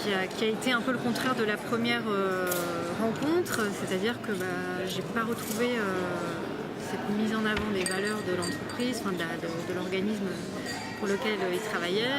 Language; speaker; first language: French; native; French